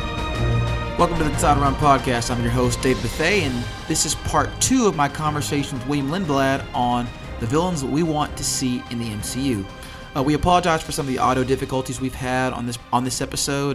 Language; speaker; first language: English; native; English